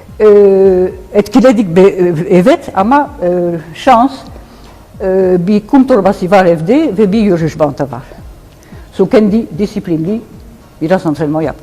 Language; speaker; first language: Turkish; non-native, learner; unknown